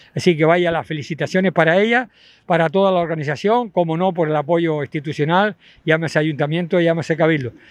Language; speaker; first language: Spanish; native; Spanish